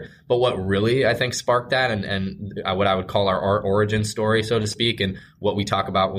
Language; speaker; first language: English; native; English